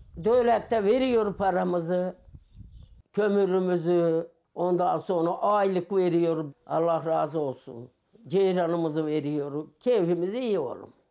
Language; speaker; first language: Turkish; native; Turkish